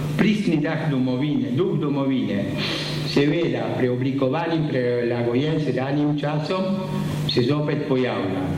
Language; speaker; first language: Slovenian; early bilingual, heritage; Slovenian